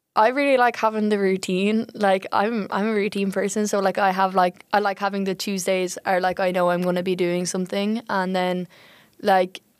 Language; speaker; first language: English; native; English